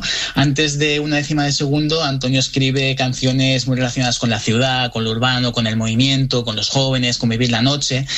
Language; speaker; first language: Spanish; native; Spanish